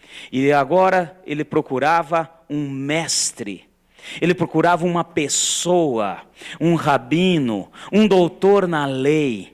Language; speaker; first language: Portuguese; native; Portuguese